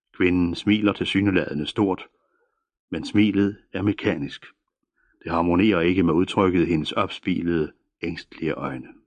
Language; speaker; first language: Danish; native; Danish